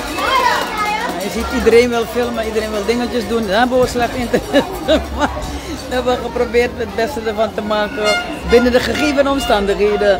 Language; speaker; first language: Dutch; native; Dutch